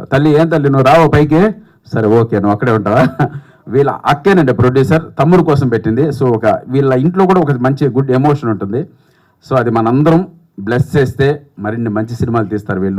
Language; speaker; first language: Telugu; native; Telugu